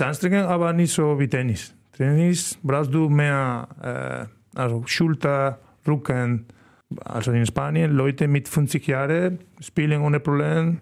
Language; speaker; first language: German; non-native, learner; Spanish